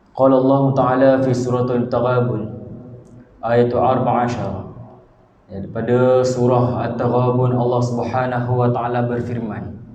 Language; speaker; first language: Malay; native; Malay